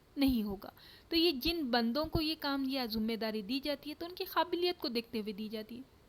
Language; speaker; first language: Urdu; native; Urdu